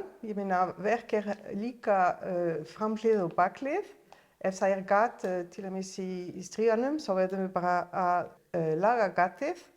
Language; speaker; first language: Icelandic; non-native, fluent; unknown